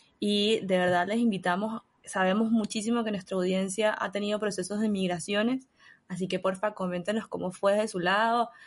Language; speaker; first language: Spanish; native; Spanish